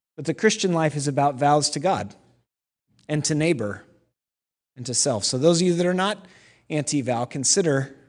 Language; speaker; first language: English; native; English